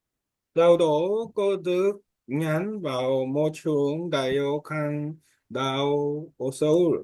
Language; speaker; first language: Vietnamese; non-native, learner; Korean